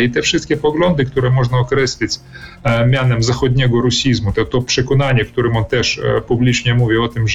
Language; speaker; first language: Polish; early bilingual, heritage; Polish